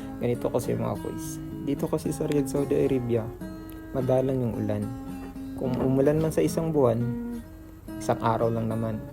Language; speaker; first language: Filipino; native; Filipino